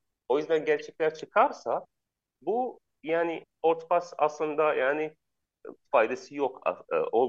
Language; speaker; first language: Turkish; non-native, learner; Arabic